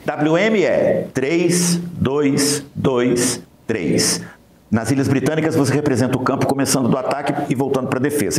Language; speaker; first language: Portuguese; native; Portuguese